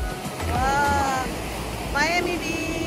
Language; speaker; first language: Korean; native; Korean